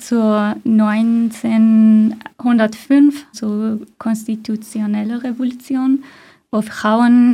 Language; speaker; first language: German; non-native, fluent; Persian